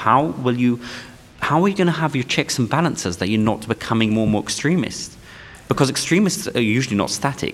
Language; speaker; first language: English; non-native, local second language; Yiddish